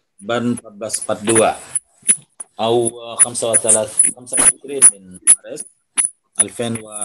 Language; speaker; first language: Arabic; non-native, fluent; Indonesian